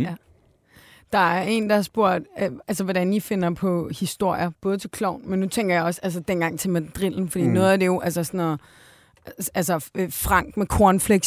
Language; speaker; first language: Danish; native; Danish